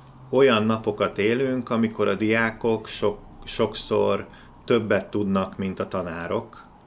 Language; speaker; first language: Hungarian; native; Hungarian